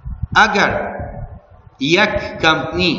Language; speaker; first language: Persian; non-native, local second language; Pashto